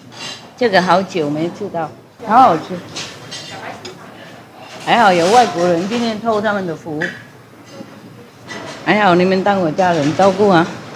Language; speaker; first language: Chinese; non-native, fluent; Vietnamese